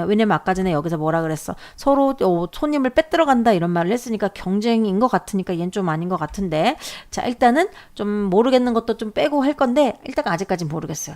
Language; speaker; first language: Korean; native; Korean